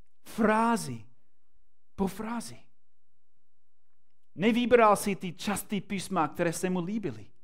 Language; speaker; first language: Czech; non-native, fluent; English